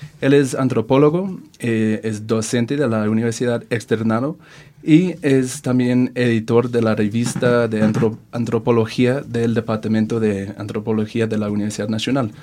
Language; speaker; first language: Spanish; non-native, fluent; English